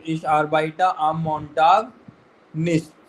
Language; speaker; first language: German; non-native, fluent; Hindi